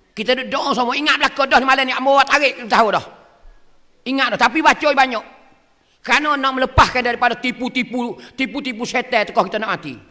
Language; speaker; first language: Malay; native; Malay